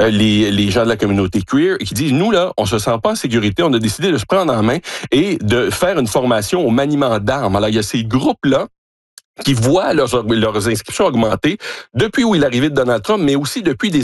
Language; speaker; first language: French; native; French